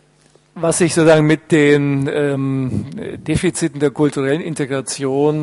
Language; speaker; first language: German; native; German